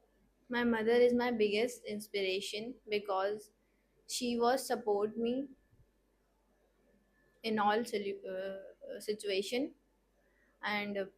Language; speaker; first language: English; non-native, learner; Urdu